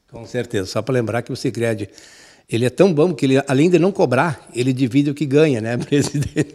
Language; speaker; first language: Portuguese; native; Portuguese